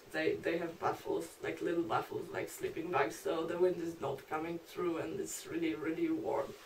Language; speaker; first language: English; non-native, fluent; Polish